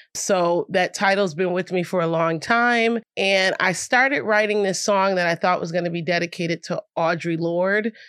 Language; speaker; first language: English; native; English